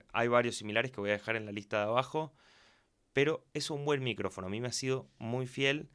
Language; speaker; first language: Spanish; native; Spanish